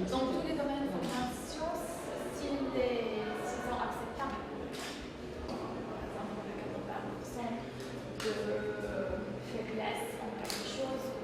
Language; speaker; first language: French; non-native, fluent; English